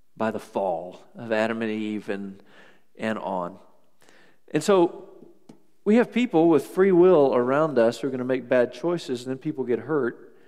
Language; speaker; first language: English; native; English